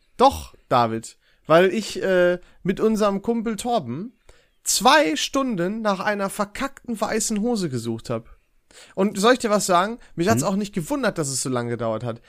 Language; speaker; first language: German; native; German